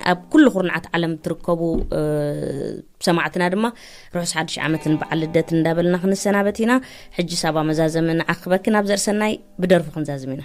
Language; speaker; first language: Tigrinya; native; Tigrinya